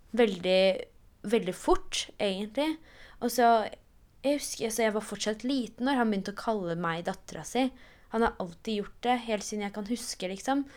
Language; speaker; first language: Norwegian; early bilingual, other home language; Polish